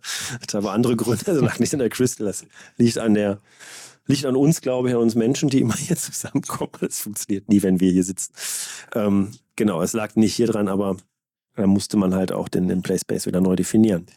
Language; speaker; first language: German; native; German